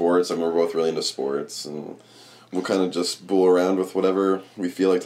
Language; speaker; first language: English; native; English